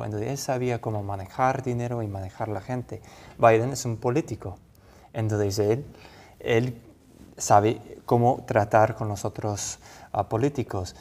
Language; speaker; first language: Spanish; non-native, fluent; English